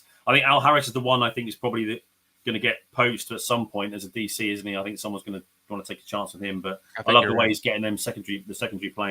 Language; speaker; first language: English; native; English